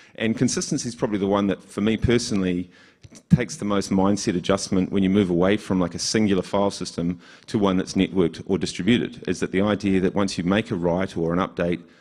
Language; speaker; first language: English; native; English